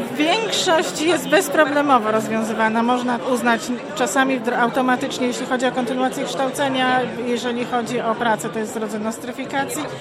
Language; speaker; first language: Polish; native; Polish